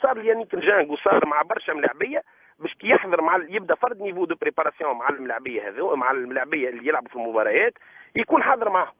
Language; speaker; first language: Arabic; native; Arabic